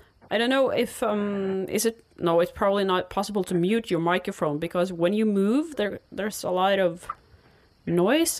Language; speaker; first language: English; non-native, fluent; Norwegian